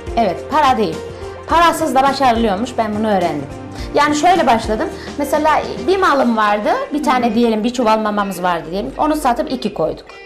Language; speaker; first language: Turkish; early bilingual, heritage; Turkish